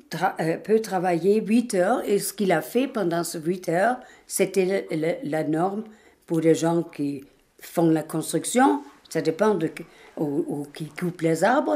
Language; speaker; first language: French; non-native, fluent; German